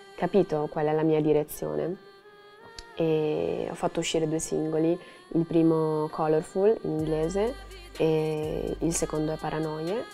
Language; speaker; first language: Italian; native; Italian